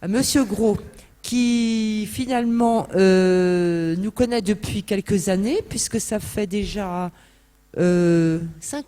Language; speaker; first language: French; native; French